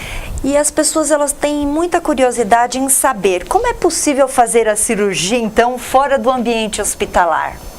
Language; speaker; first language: Portuguese; native; Portuguese